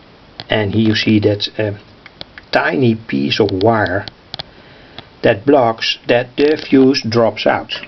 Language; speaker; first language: English; non-native, fluent; Dutch